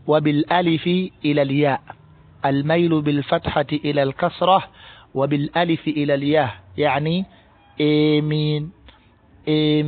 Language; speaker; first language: Arabic; non-native, fluent; Swahili